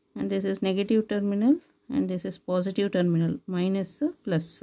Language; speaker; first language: English; non-native, local second language; Kannada